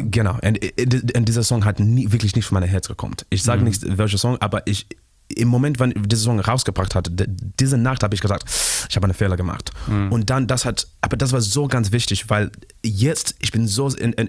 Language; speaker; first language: German; non-native, learner; English